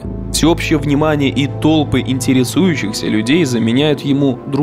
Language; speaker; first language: Russian; native; Russian